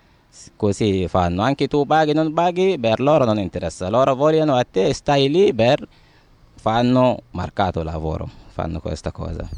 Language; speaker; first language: Italian; non-native, learner; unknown